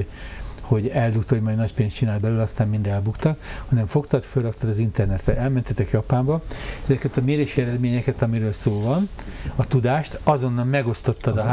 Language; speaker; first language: Hungarian; native; Hungarian